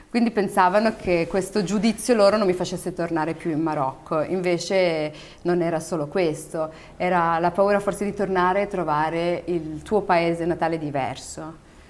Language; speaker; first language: Italian; early bilingual, other home language; Arabic